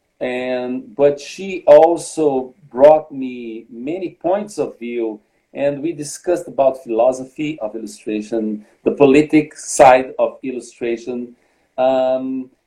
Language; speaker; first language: English; non-native, fluent; Portuguese